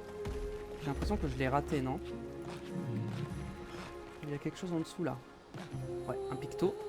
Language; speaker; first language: French; native; French